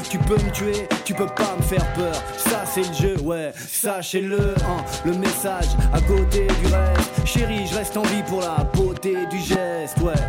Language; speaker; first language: French; native; French